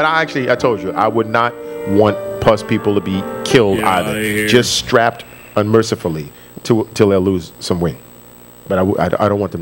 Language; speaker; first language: English; native; English